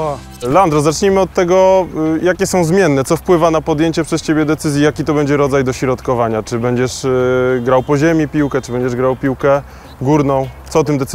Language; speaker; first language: Polish; native; Polish